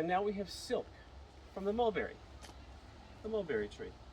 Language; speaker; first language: English; native; English